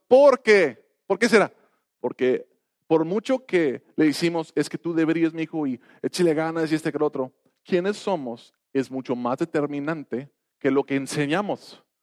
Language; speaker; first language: Spanish; non-native, fluent; English